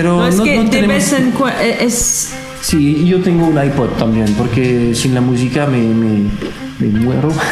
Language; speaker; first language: Spanish; non-native, learner; French